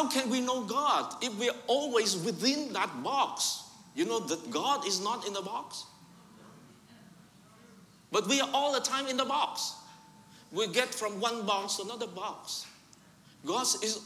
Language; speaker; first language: English; non-native, fluent; Vietnamese